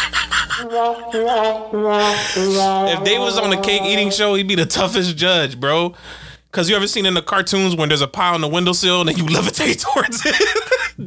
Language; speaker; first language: English; native; English